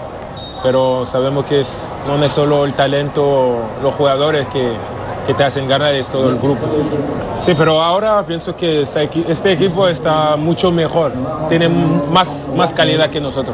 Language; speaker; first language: Spanish; non-native, fluent; French